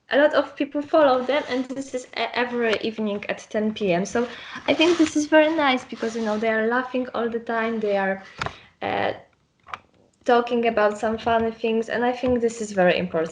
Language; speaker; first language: English; non-native, learner; Polish